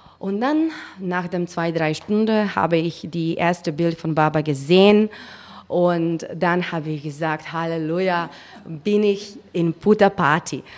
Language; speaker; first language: German; non-native, learner; Macedonian